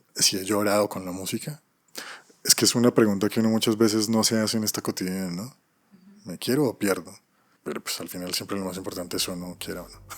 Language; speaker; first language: Spanish; native; Spanish